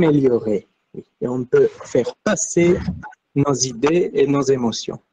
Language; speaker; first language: French; non-native, fluent; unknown